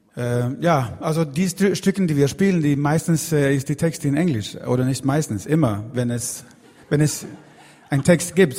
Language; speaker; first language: German; non-native, learner; Swedish